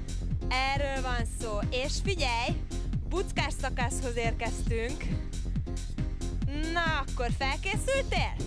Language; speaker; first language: Hungarian; native; Hungarian